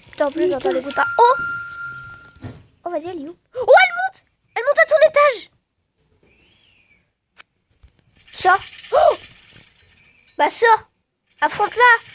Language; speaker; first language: French; native; French